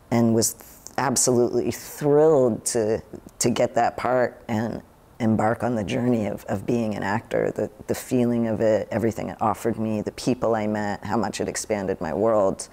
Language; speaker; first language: English; native; English